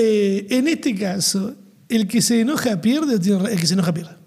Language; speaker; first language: Spanish; native; Spanish